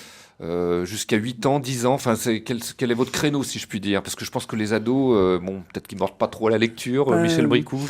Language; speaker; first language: French; native; French